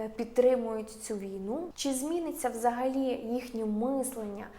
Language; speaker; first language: Ukrainian; non-native, local second language; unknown